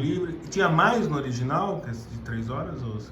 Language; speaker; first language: Portuguese; native; Portuguese